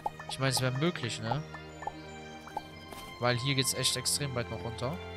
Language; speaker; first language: German; native; German